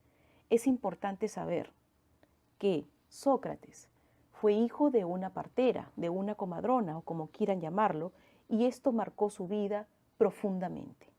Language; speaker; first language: Spanish; native; Spanish